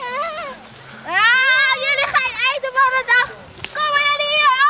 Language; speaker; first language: Dutch; non-native, learner; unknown